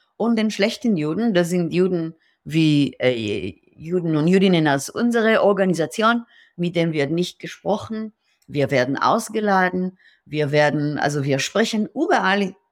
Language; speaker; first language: German; non-native, fluent; Hebrew